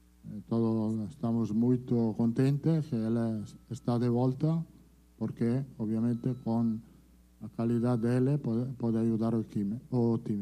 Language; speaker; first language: Portuguese; non-native, fluent; Italian